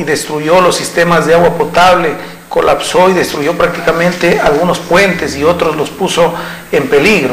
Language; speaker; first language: Spanish; native; Spanish